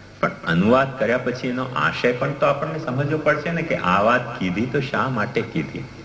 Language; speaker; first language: Gujarati; non-native, local second language; Hindi